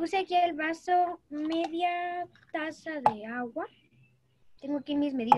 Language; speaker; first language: Spanish; native; Spanish